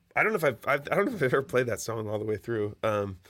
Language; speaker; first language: English; native; English